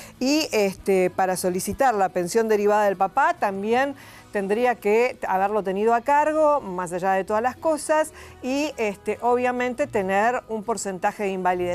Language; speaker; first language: Spanish; native; Spanish